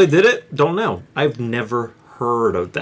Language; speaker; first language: English; native; English